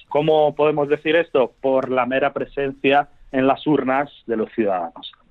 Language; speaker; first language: Spanish; non-native, fluent; Romanian